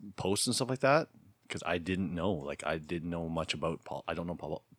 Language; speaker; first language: English; native; English